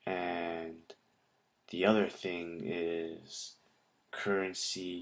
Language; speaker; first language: English; native; English